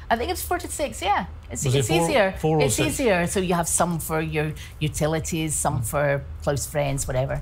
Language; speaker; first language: English; native; English